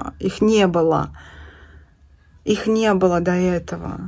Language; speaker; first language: Russian; native; Russian